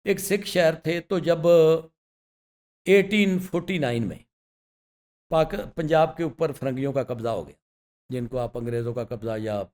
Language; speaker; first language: Urdu; non-native, local second language; Punjabi